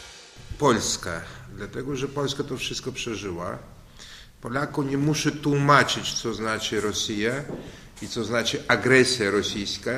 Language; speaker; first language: Polish; non-native, learner; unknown